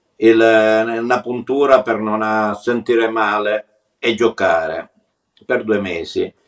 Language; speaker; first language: Italian; native; Italian